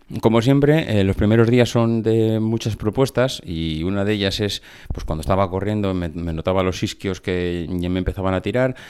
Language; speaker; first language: Spanish; native; Spanish